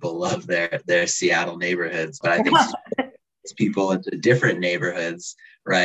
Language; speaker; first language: English; native; English